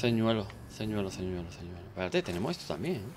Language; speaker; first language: Spanish; native; Spanish